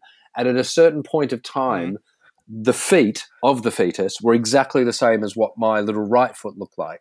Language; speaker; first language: English; native; English